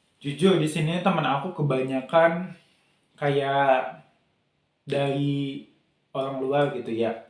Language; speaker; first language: Indonesian; native; Indonesian